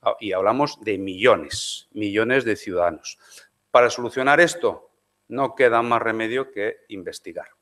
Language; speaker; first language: Spanish; non-native, local second language; Galician